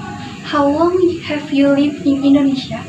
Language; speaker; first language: English; non-native, learner; Indonesian